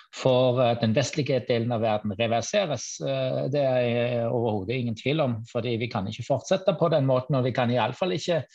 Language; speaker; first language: Norwegian; non-native, fluent; German